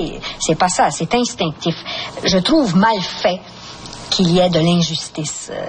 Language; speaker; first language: French; native; French